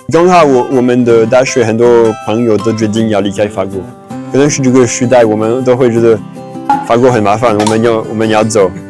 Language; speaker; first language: Chinese; non-native, fluent; French